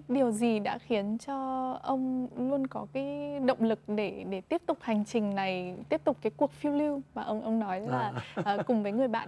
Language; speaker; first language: Vietnamese; native; Vietnamese